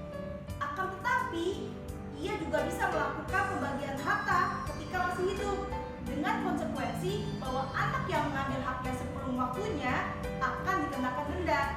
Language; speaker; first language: Indonesian; native; Indonesian